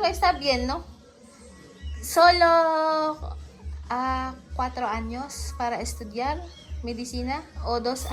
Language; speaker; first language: Spanish; non-native, learner; Filipino